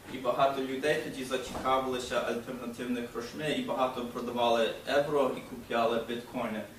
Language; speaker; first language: Ukrainian; early bilingual, other home language; English